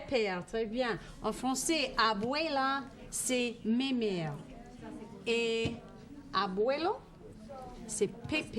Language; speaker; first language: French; non-native, fluent; English